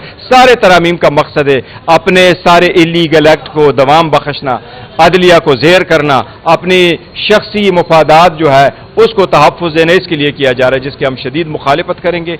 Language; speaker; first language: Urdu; non-native, local second language; Pashto